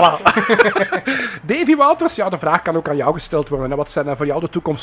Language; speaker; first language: Dutch; native; Dutch